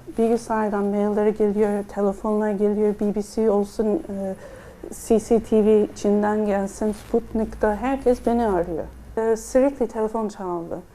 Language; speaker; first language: Turkish; non-native, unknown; English